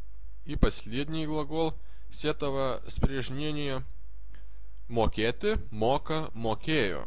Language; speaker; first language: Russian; non-native, fluent; Lithuanian